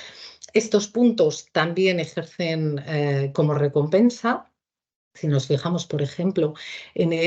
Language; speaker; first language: Spanish; native; Spanish